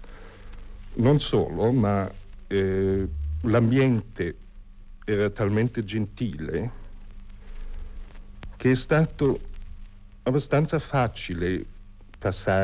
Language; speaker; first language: Italian; non-native, fluent; German